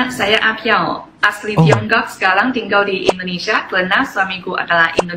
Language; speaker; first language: Indonesian; non-native, fluent; Chinese